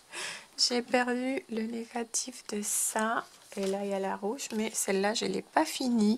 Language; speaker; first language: French; non-native, fluent; Spanish